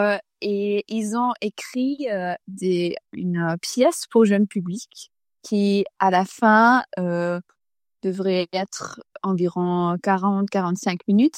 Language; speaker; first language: French; non-native, fluent; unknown